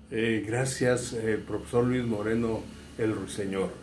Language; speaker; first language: Spanish; native; Spanish